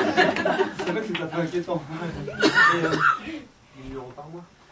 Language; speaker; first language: French; native; French